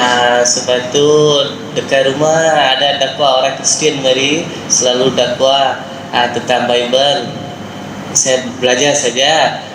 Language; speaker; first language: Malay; non-native, local second language; Tamil